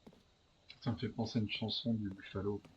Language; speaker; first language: French; native; French